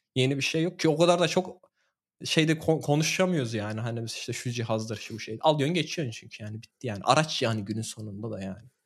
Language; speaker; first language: Turkish; native; Turkish